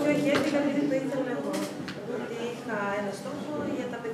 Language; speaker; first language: Greek; early bilingual, other home language; Russian